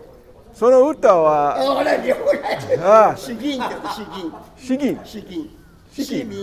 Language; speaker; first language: Japanese; non-native, learner; English